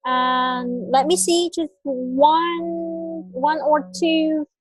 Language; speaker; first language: English; non-native, fluent; Vietnamese